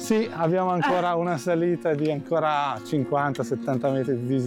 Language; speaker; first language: Italian; native; Italian